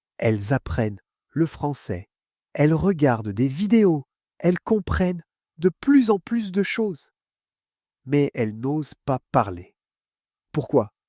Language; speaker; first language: French; non-native, fluent; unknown